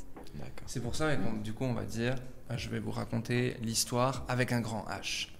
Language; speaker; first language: French; native; French